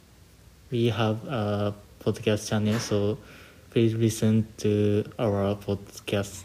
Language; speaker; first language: English; non-native, learner; Japanese